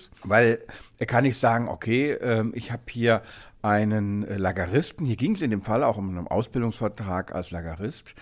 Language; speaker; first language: German; native; German